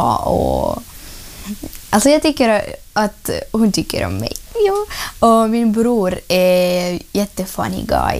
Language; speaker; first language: Swedish; non-native, learner; Russian